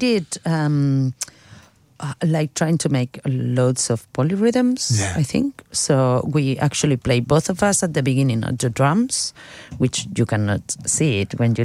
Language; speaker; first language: English; non-native, fluent; Spanish